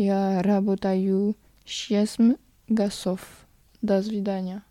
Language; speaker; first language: Russian; non-native, learner; French